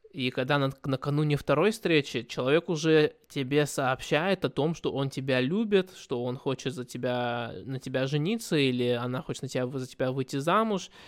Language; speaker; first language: Russian; early bilingual, heritage; Russian